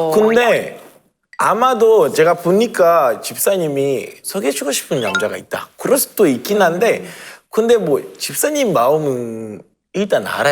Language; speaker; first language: Korean; non-native, fluent; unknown